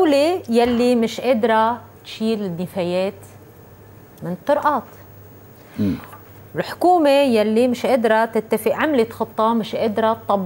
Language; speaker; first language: Arabic; native; Arabic